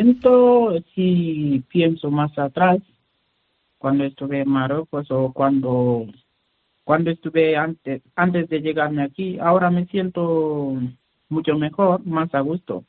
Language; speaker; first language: Spanish; non-native, learner; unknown